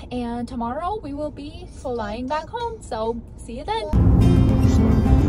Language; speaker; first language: English; early bilingual, other home language; Russian